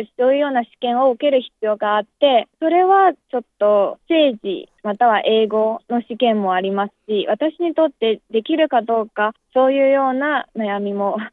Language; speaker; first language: Japanese; non-native, fluent; Chinese